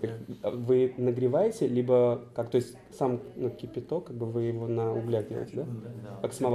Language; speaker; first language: Russian; native; Russian